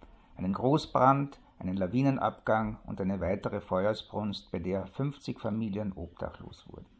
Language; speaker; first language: German; native; German